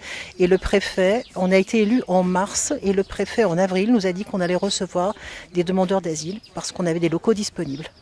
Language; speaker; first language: French; native; French